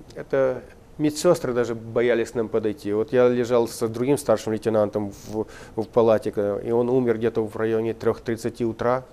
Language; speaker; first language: Russian; non-native, local second language; Ukrainian